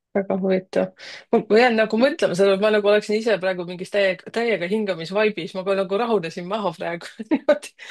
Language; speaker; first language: Estonian; native; Estonian